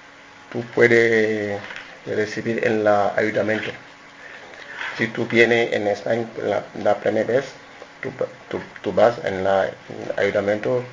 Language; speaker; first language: Spanish; non-native, learner; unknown